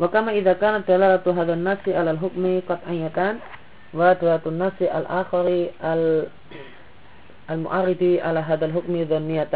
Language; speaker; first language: Arabic; non-native, fluent; Indonesian